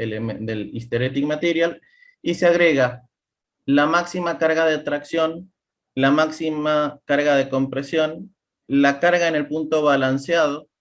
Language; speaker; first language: Spanish; native; Spanish